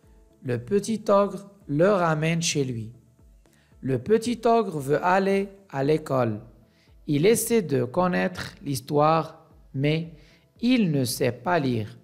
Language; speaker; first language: French; non-native, local second language; Arabic